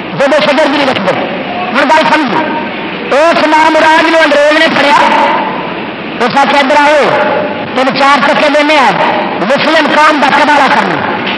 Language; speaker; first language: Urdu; non-native, local second language; Saraiki